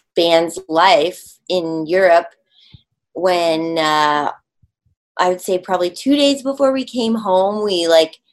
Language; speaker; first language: English; native; English